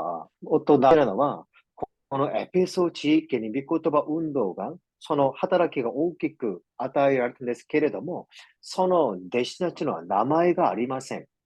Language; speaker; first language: Japanese; non-native, fluent; Korean